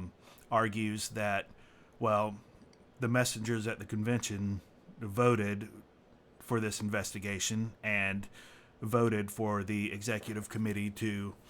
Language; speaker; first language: English; native; English